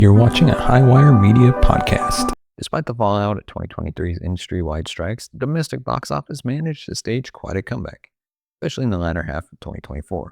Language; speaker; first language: English; native; English